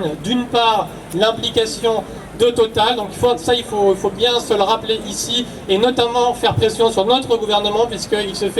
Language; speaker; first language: French; native; French